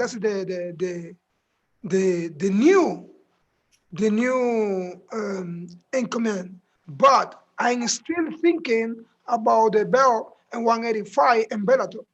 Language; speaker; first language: English; non-native, learner; Spanish